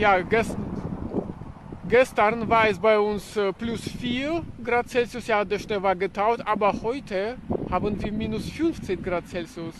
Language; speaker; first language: German; non-native, fluent; Russian